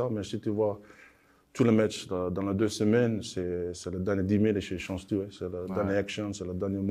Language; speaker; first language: French; non-native, learner; English